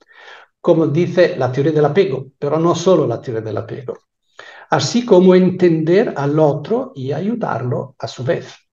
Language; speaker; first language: Spanish; non-native, fluent; Italian